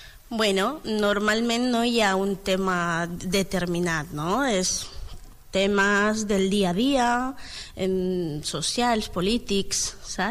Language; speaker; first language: Catalan; non-native, learner; Spanish